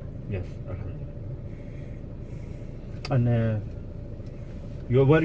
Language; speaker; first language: English; non-native, learner; Somali